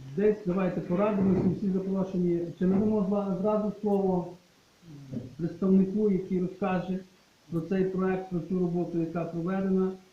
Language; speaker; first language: Ukrainian; native; Ukrainian